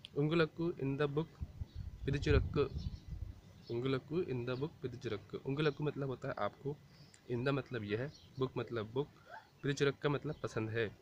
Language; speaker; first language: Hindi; native; Hindi